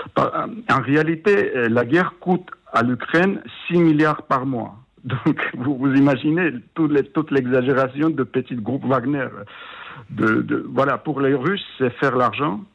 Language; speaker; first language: French; non-native, fluent; Georgian